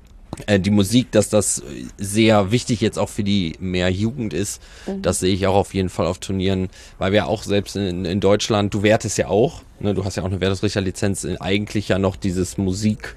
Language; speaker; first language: German; native; German